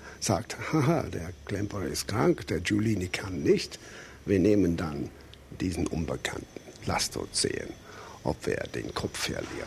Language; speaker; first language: German; non-native, fluent; English